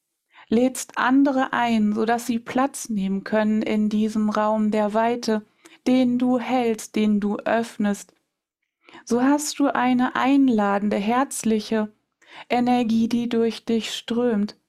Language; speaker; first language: German; native; German